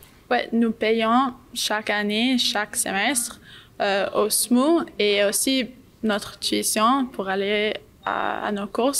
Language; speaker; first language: French; non-native, local second language; English